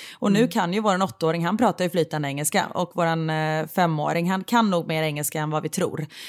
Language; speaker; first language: Swedish; native; Swedish